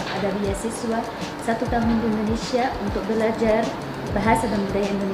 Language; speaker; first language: Indonesian; non-native, learner; Arabic